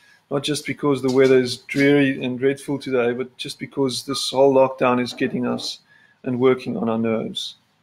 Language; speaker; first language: English; non-native, local second language; Afrikaans